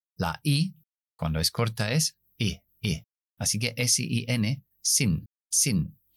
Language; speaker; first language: Spanish; non-native, fluent; English